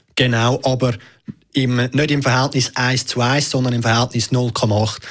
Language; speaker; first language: German; native; German